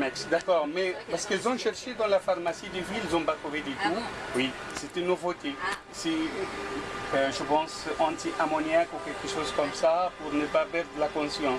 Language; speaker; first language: French; non-native, fluent; Arabic